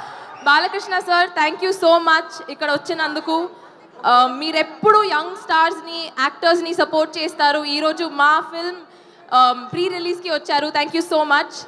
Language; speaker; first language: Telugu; non-native, learner; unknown